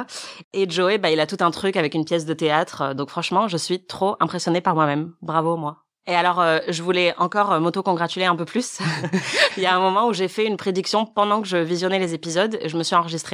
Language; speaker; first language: French; native; French